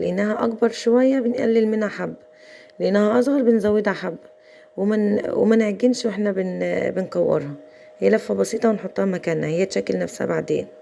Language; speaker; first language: Arabic; native; Arabic